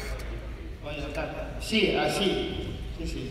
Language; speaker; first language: Spanish; non-native, learner; Italian